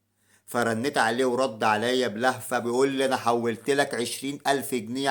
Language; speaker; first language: Arabic; native; Arabic